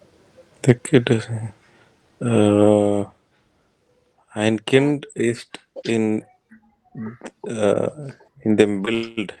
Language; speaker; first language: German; non-native, learner; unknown